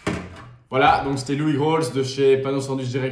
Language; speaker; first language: French; native; French